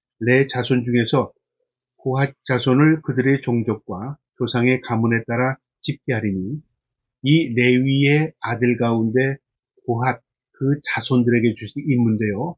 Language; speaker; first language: Korean; native; Korean